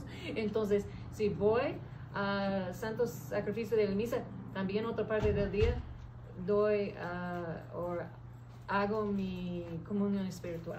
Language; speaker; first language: Spanish; early bilingual, heritage; English